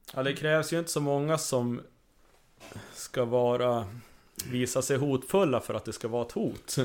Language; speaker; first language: Swedish; native; Swedish